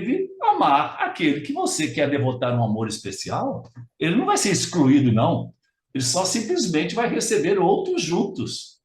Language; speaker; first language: Portuguese; native; Portuguese